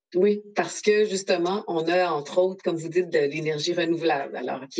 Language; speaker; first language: French; native; French